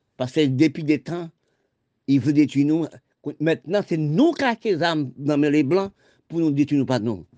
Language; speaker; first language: French; non-native, local second language; Haitian Creole